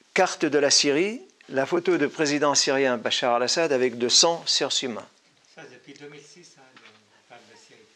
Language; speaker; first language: French; non-native, fluent; Arabic